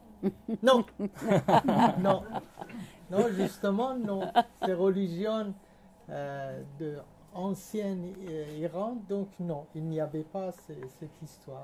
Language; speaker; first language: French; non-native, fluent; Persian